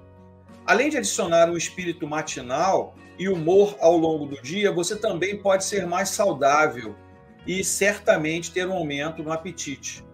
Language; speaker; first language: Portuguese; native; Portuguese